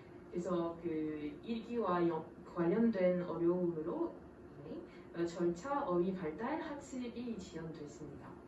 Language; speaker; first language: Korean; non-native, fluent; French